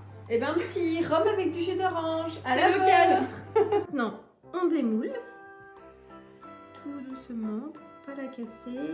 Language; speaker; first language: French; native; French